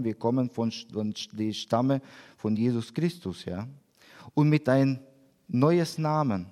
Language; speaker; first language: German; non-native, learner; Spanish